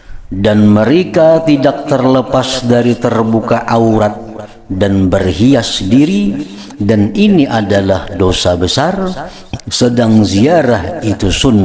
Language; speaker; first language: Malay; non-native, local second language; Banjar